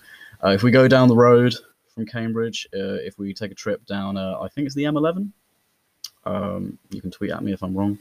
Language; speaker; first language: English; native; English